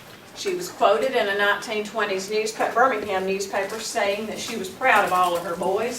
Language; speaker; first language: English; native; English